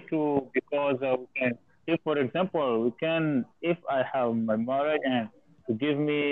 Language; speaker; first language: English; non-native, learner; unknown